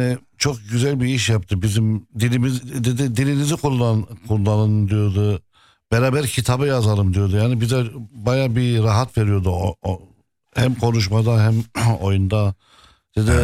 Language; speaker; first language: Turkish; non-native, fluent; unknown